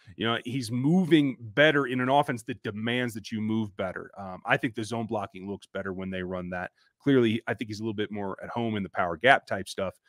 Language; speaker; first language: English; native; English